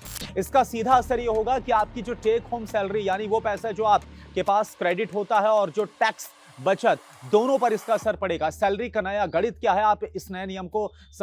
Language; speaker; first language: Hindi; native; Hindi